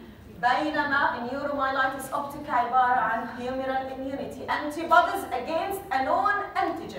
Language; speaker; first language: Arabic; native; Arabic